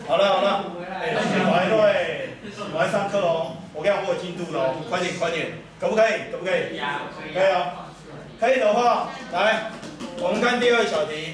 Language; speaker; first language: Chinese; native; Chinese